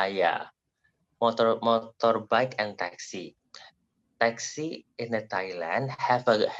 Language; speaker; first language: English; non-native, learner; Indonesian